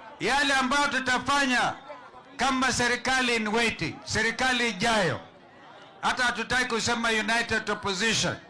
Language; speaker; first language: Swahili; non-native, local second language; Kamba